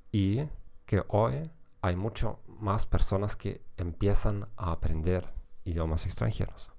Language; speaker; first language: Spanish; non-native, fluent; German